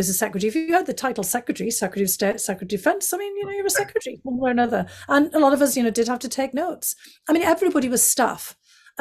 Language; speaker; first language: English; native; English